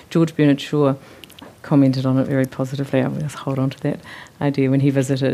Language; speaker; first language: English; native; English